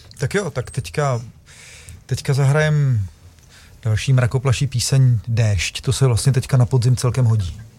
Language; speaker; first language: Czech; native; Czech